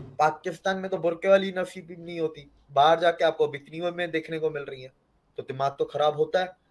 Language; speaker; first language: Hindi; native; Hindi